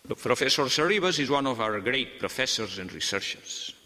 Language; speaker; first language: English; non-native, fluent; Catalan